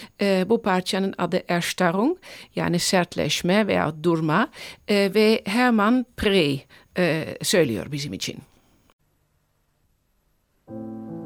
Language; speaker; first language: Turkish; non-native, fluent; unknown